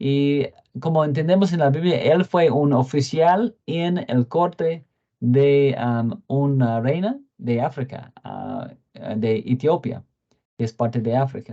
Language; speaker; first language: Spanish; non-native, fluent; English